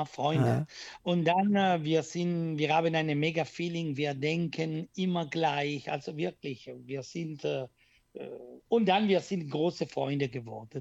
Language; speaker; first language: German; non-native, learner; Italian